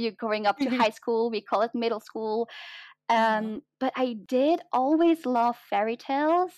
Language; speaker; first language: English; non-native, fluent; Dutch